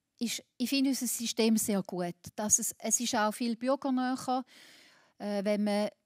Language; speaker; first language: German; native; German